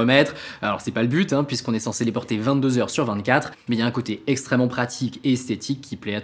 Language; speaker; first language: French; native; French